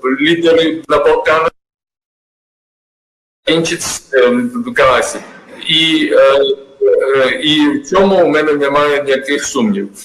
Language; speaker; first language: Ukrainian; non-native, learner; Georgian